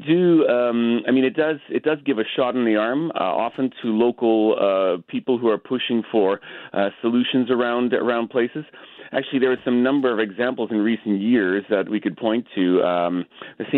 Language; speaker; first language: English; native; English